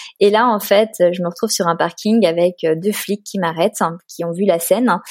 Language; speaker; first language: French; native; French